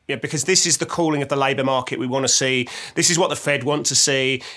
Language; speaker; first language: English; native; English